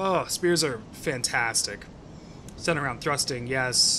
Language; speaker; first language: English; native; English